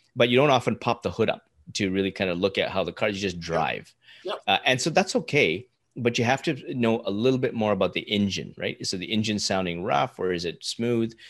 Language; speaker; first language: English; early bilingual, other home language; Hindi